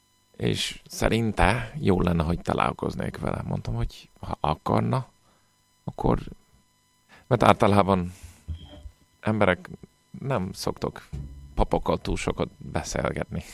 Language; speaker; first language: Hungarian; non-native, fluent; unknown